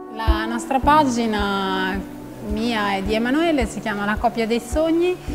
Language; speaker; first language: Italian; non-native, fluent; Albanian